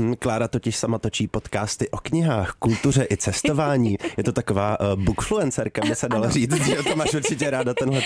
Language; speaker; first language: Czech; native; Czech